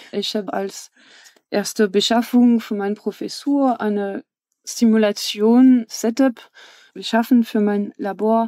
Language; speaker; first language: German; non-native, fluent; French